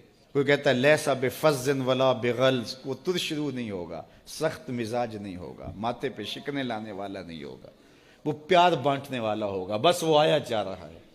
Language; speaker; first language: Urdu; native; Urdu